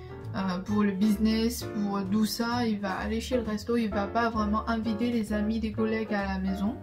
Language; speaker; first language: French; non-native, fluent; Chinese